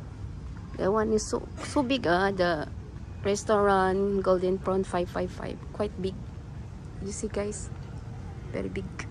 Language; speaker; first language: English; non-native, local second language; Filipino